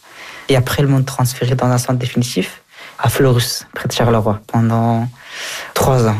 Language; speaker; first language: French; early bilingual, other home language; Persian